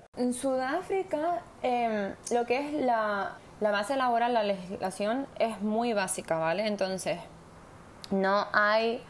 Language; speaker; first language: Spanish; native; Spanish